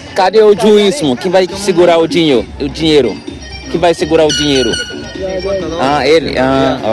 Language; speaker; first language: Portuguese; non-native, learner; Haitian Creole